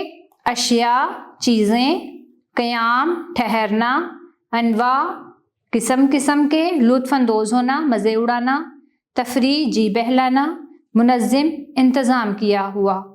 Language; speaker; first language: Urdu; native; Urdu